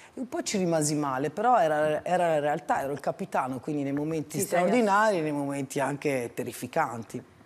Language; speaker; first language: Italian; native; Italian